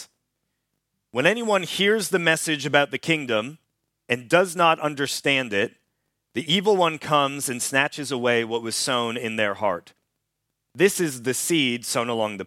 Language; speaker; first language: English; native; English